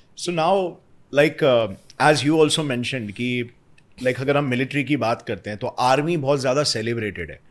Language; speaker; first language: Hindi; native; Hindi